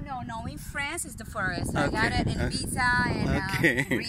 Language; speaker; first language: English; non-native, learner; Portuguese